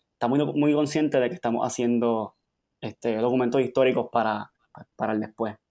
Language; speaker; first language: Spanish; early bilingual, heritage; Spanish